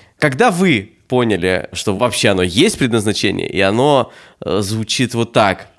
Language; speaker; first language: Russian; native; Russian